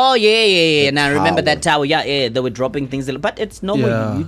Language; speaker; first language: English; non-native, local second language; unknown